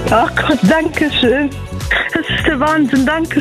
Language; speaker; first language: German; native; German